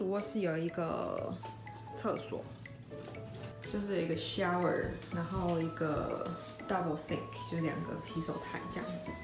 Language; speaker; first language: Chinese; native; Chinese